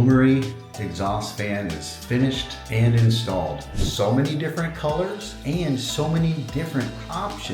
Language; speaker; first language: English; native; English